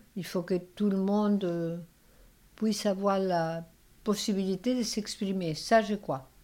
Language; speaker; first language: French; non-native, fluent; Spanish